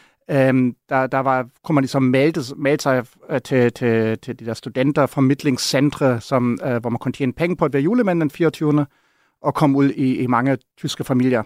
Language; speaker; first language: Danish; non-native, fluent; German